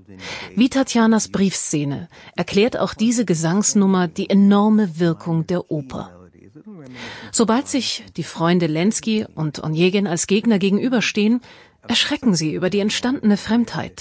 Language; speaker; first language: German; native; German